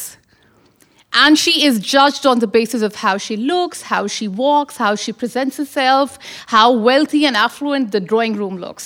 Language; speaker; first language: English; non-native, local second language; Urdu